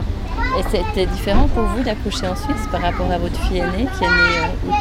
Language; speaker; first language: French; native; French